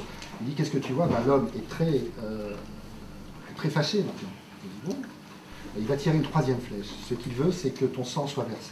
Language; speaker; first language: French; native; French